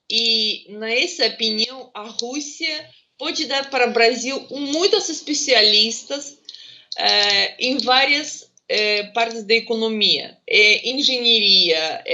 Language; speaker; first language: Portuguese; non-native, fluent; Russian